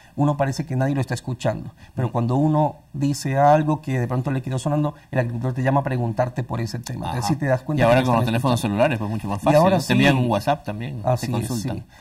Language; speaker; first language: Spanish; native; Spanish